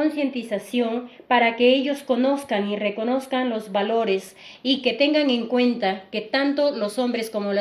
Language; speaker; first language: Spanish; native; Spanish